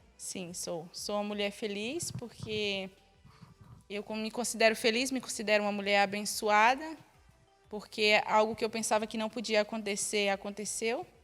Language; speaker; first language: Portuguese; native; Portuguese